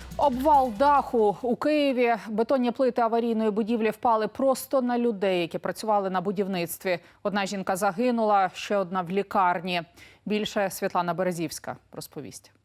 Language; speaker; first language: Ukrainian; native; Ukrainian